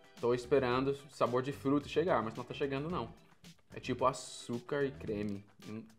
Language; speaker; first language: Portuguese; non-native, fluent; English